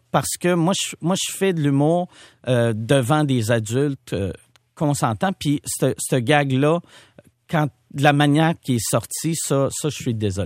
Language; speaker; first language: French; native; French